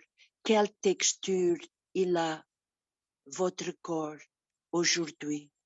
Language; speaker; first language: French; non-native, fluent; Catalan